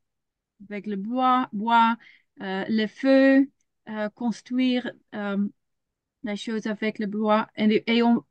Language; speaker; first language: French; non-native, learner; Dutch